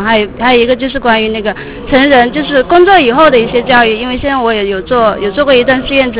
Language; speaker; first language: Chinese; native; Chinese